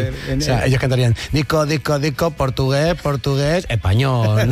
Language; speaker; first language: Spanish; native; Spanish